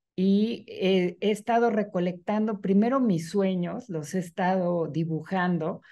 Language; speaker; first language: Spanish; native; Spanish